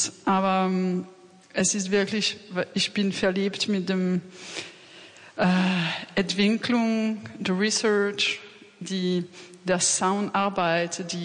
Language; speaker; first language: German; non-native, learner; French